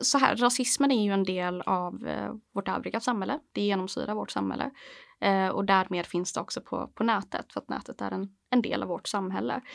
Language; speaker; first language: Swedish; native; Swedish